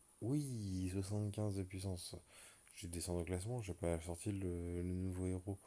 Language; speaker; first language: French; native; French